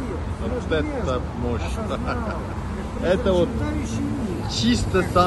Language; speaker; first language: Russian; non-native, local second language; Uzbek